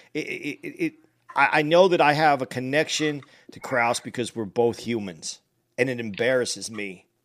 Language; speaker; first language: English; native; English